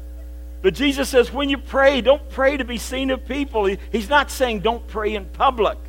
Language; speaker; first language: English; native; English